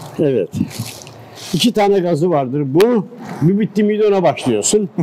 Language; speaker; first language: Turkish; native; Turkish